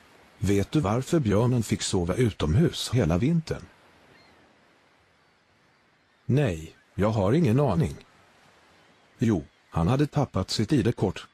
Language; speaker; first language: Swedish; native; Swedish